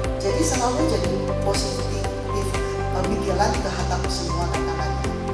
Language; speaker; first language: Indonesian; non-native, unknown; Chinese